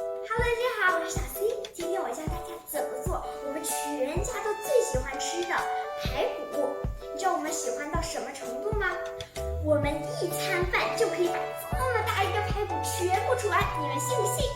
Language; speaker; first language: Chinese; early bilingual, heritage; Chinese